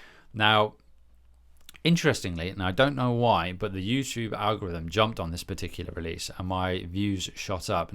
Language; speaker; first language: English; native; English